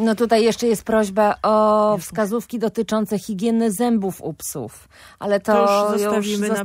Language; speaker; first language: Polish; native; Polish